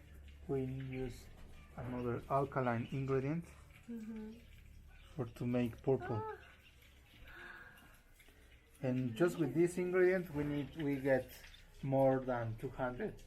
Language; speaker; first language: English; non-native, learner; Spanish